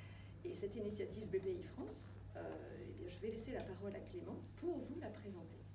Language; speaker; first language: French; native; French